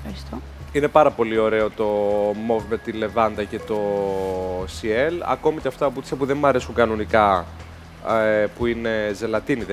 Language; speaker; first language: Greek; native; Greek